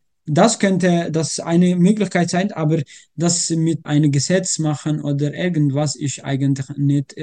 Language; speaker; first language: German; non-native, learner; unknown